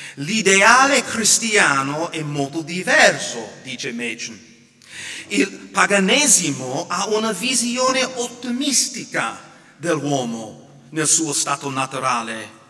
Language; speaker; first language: Italian; non-native, fluent; English